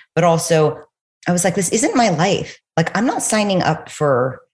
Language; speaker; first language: English; native; English